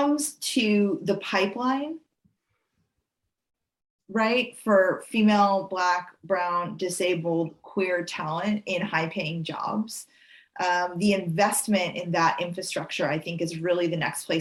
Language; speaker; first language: English; native; English